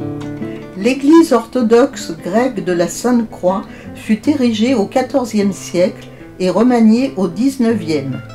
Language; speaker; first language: French; native; French